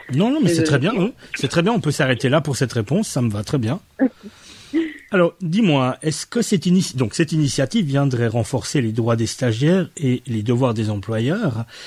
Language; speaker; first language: French; native; French